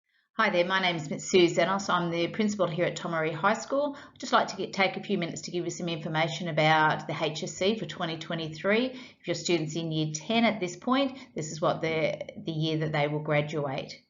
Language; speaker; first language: English; native; English